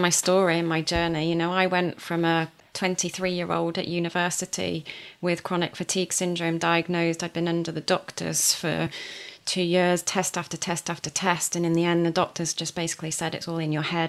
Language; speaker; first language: English; native; English